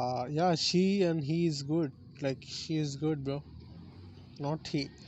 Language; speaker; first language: English; non-native, learner; Bangla